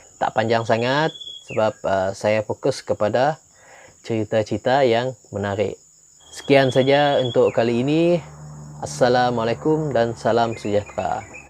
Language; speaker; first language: Malay; non-native, local second language; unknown